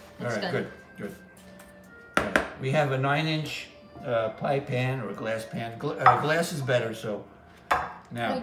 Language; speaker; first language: English; native; English